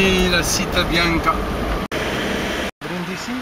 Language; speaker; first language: Italian; non-native, learner; French